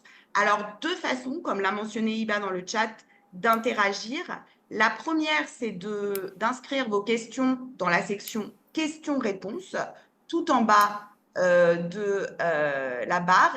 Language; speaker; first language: French; native; French